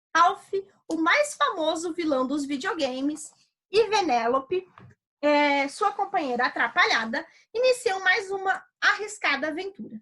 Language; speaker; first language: Portuguese; native; Portuguese